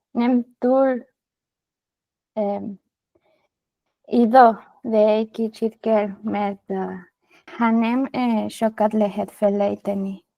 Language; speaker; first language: Hungarian; non-native, learner; Spanish